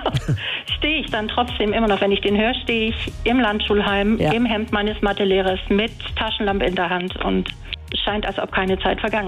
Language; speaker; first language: German; native; German